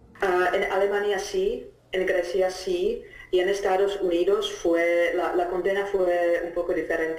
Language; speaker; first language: Spanish; non-native, fluent; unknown